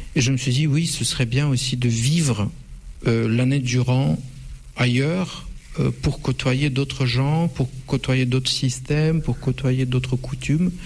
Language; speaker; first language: French; non-native, fluent; Russian